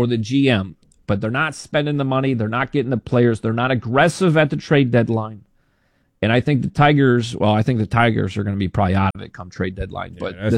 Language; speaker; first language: English; native; English